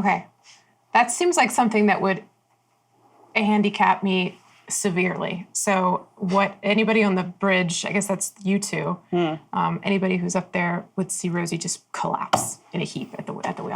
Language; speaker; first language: English; native; English